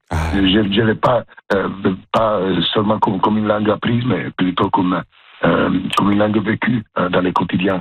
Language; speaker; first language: French; non-native, fluent; Italian